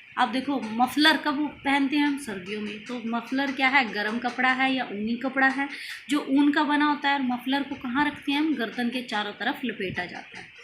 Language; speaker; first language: Hindi; native; Hindi